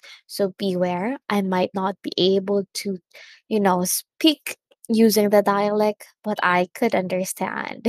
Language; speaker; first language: English; non-native, local second language; Filipino